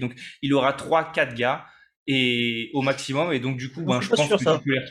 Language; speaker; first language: French; native; French